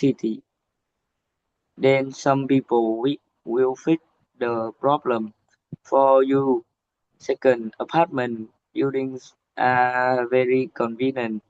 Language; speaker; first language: English; non-native, learner; Vietnamese